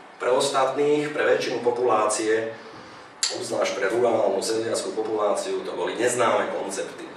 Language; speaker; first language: Slovak; non-native, local second language; Hungarian